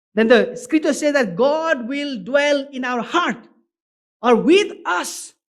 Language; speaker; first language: English; non-native, local second language; Nepali